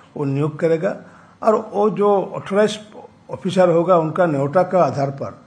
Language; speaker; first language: Hindi; non-native, local second language; Assamese